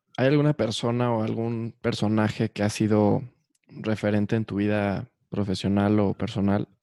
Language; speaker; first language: Spanish; native; Spanish